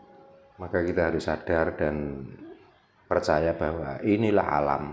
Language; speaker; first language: Indonesian; native; Indonesian